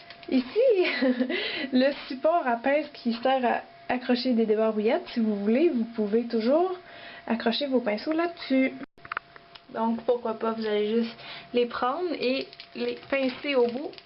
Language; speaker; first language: French; native; French